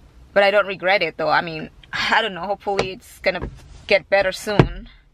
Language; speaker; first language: English; non-native, fluent; Indonesian